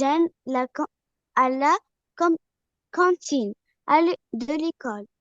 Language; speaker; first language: French; non-native, learner; Arabic